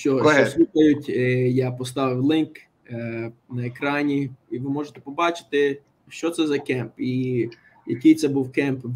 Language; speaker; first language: Ukrainian; early bilingual, heritage; Ukrainian